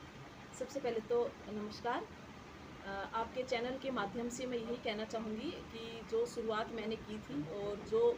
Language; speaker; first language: Hindi; native; Hindi